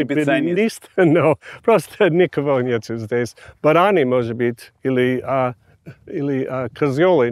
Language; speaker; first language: Russian; non-native, fluent; English